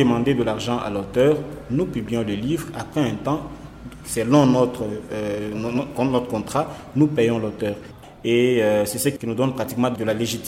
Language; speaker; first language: French; non-native, local second language; Swahili